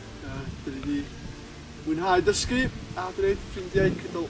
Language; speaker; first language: Welsh; native; Welsh